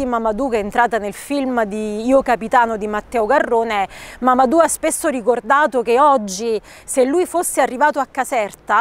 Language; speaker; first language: Italian; native; Italian